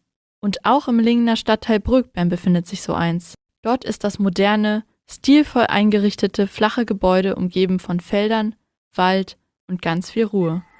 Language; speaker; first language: German; native; German